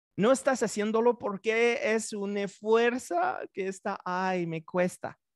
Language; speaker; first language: Spanish; non-native, fluent; French